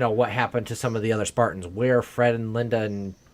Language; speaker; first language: English; native; English